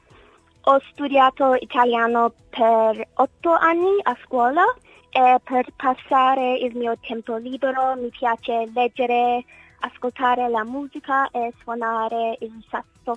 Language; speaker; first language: Italian; non-native, learner; English